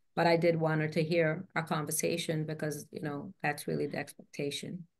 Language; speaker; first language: English; native; English